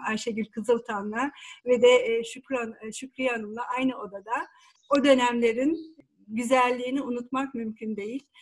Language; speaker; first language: Turkish; native; Turkish